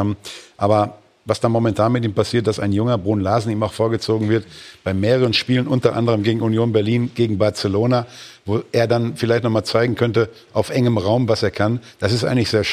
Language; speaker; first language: German; native; German